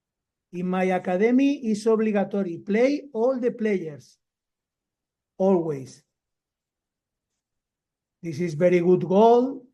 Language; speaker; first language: English; non-native, learner; Spanish